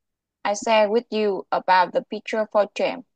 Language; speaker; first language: English; non-native, local second language; Vietnamese